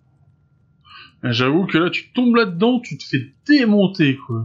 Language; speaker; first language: French; native; French